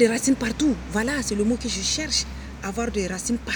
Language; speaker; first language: French; non-native, local second language; Hausa